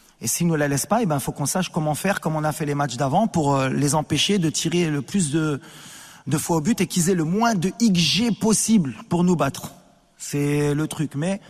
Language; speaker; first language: French; early bilingual, other home language; Arabic